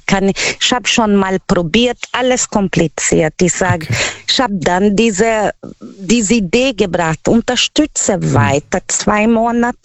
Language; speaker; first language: German; non-native, learner; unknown